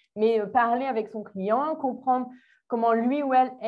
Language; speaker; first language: French; native; French